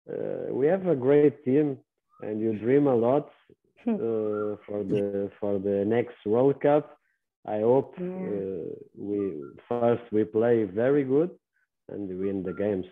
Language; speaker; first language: English; non-native, learner; Portuguese